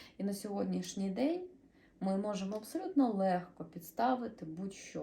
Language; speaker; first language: Ukrainian; native; Ukrainian